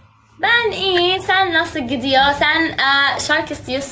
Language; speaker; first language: Turkish; non-native, learner; Arabic